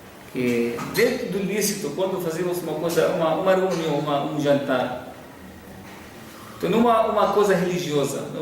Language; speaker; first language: Portuguese; non-native, fluent; Arabic